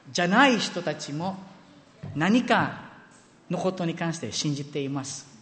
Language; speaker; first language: Japanese; non-native, fluent; Filipino